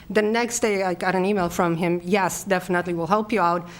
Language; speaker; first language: English; non-native, fluent; Polish